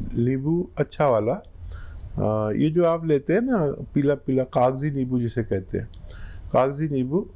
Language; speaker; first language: Hindi; native; Hindi